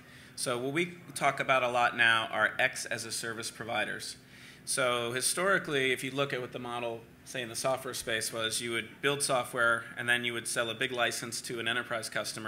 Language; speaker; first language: English; native; English